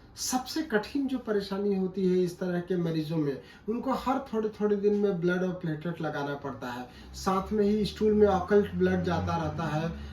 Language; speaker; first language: Hindi; native; Hindi